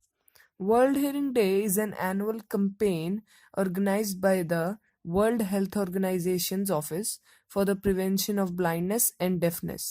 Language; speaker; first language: English; non-native, local second language; Hindi